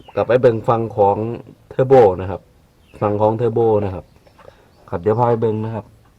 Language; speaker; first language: Thai; native; Thai